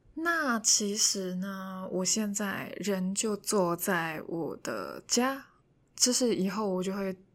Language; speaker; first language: Chinese; non-native, local second language; Cantonese